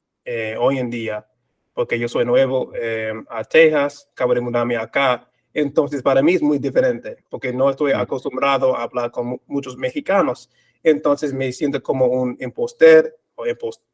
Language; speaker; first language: Spanish; non-native, fluent; English